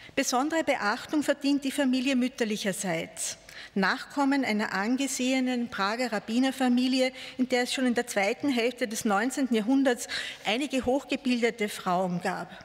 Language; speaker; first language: German; native; German